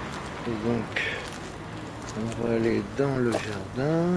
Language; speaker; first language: French; native; French